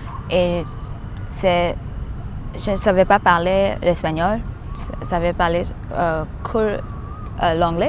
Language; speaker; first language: French; non-native, learner; Thai